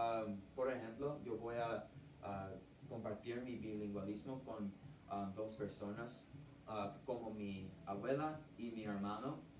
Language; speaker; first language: Spanish; non-native, learner; English